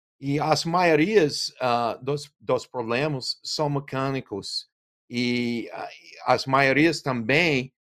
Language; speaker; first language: Portuguese; non-native, learner; English